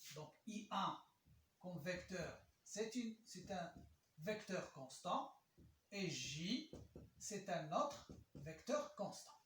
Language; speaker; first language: French; non-native, local second language; Arabic